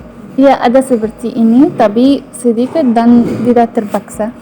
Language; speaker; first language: Indonesian; non-native, learner; Arabic